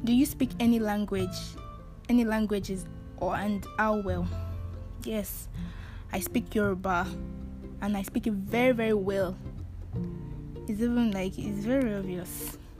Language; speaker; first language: English; non-native, local second language; Yoruba